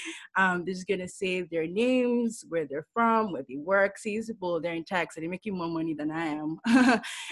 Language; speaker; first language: English; non-native, local second language; Yoruba